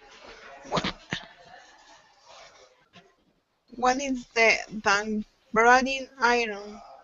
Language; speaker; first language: English; non-native, learner; Spanish